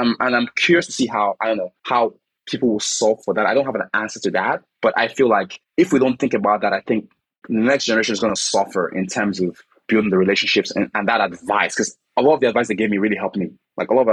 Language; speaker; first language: English; non-native, local second language; Igbo